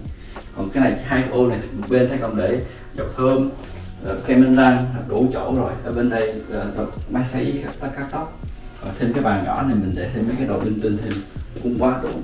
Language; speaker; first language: Vietnamese; native; Vietnamese